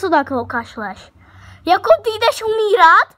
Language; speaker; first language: Czech; early bilingual, other home language; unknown